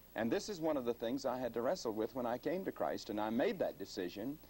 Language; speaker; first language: English; native; English